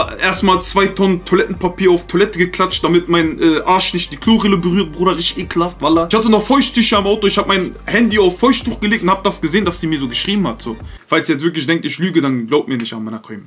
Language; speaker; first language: German; early bilingual, other home language; Turkish